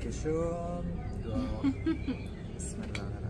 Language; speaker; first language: German; non-native, learner; Persian